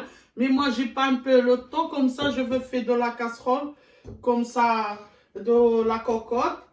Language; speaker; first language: French; non-native, learner; Arabic